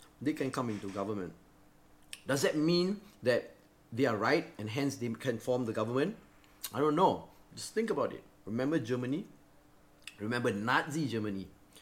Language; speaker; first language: English; non-native, local second language; Malay